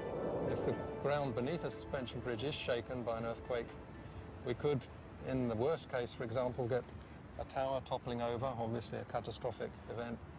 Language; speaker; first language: English; native; English